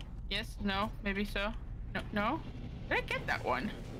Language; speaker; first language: English; non-native, fluent; Dutch